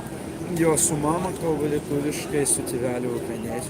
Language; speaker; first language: Lithuanian; early bilingual, heritage; Lithuanian